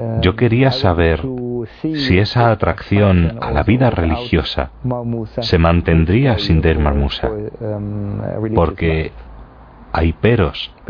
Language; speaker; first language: Spanish; non-native, fluent; German